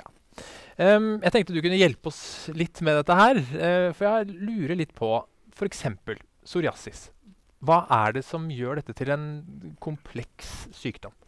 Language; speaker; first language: Norwegian; native; Norwegian